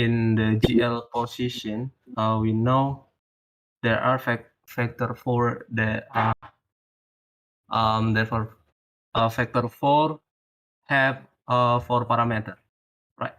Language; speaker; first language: English; non-native, learner; Indonesian